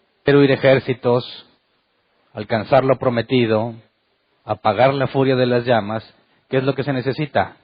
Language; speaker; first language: Spanish; native; Spanish